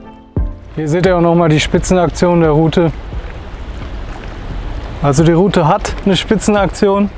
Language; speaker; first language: German; native; German